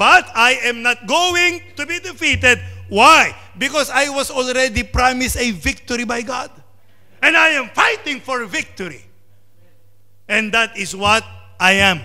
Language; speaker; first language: English; non-native, local second language; Filipino